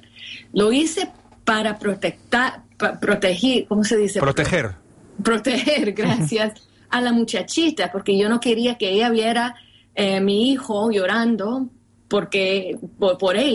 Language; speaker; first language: Spanish; early bilingual, heritage; Spanish